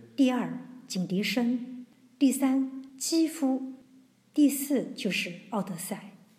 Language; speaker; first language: Chinese; native; Chinese